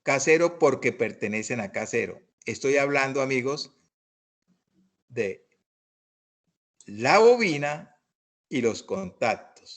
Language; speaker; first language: Spanish; native; Spanish